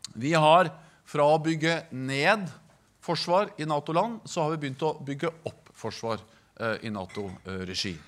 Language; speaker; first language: Norwegian; native; Norwegian